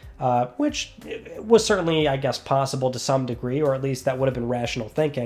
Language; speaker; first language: English; native; English